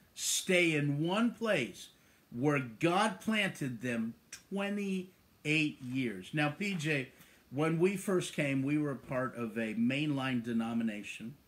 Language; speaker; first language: English; native; English